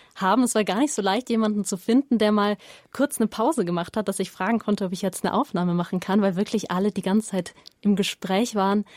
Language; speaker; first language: German; native; German